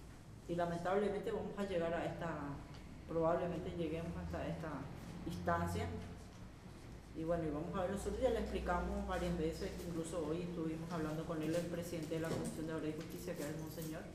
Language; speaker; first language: Spanish; native; Spanish